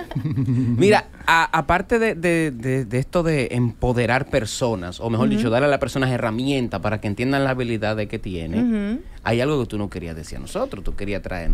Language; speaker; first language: Spanish; native; Spanish